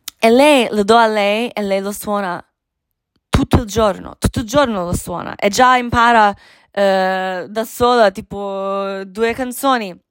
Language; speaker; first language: Italian; non-native, fluent; Croatian